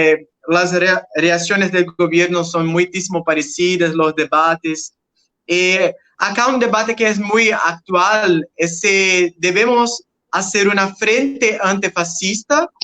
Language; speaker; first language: Spanish; non-native, learner; Portuguese